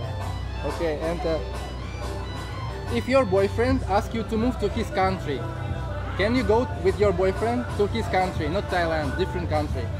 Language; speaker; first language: English; non-native, learner; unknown